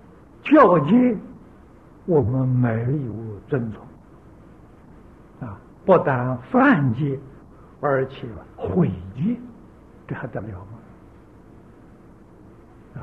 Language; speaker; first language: Chinese; native; Chinese